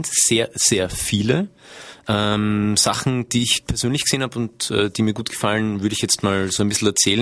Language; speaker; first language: German; native; German